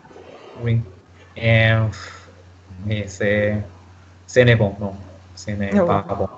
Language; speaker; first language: French; non-native, learner; Spanish